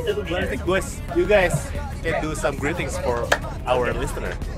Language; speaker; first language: English; non-native, learner; Indonesian